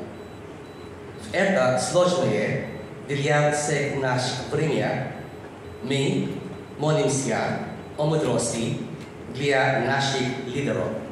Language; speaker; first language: Russian; non-native, fluent; Filipino